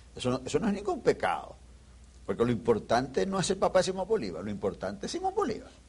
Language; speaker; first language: Spanish; native; Spanish